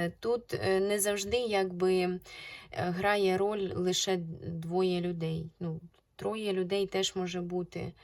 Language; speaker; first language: Ukrainian; non-native, local second language; Russian